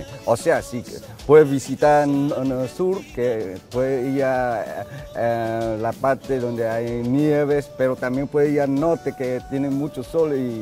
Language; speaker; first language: Spanish; non-native, fluent; Vietnamese